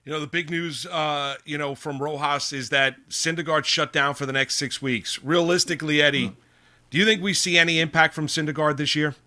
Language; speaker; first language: English; native; English